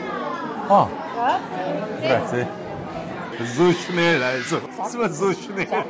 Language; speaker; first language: German; non-native, fluent; Korean